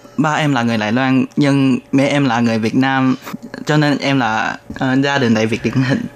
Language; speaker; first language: Vietnamese; non-native, learner; Chinese